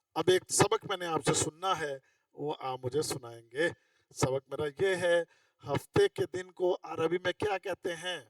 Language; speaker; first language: Urdu; non-native, local second language; Punjabi